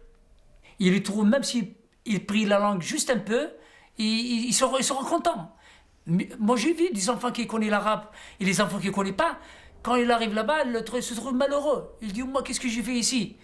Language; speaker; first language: French; non-native, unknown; Riffian